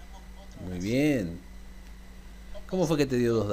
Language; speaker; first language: Spanish; native; Spanish